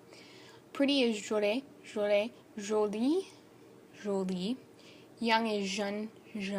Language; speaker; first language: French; non-native, learner; English